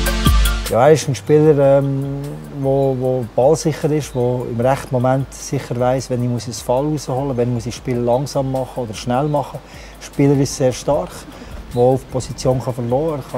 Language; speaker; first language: German; native; German